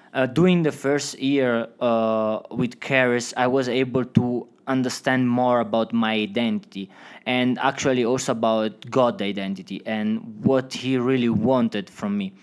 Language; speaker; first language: English; non-native, fluent; Italian